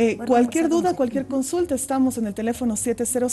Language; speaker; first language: Spanish; native; Spanish